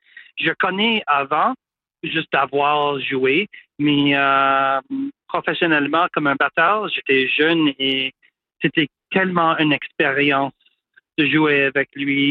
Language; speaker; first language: French; non-native, local second language; English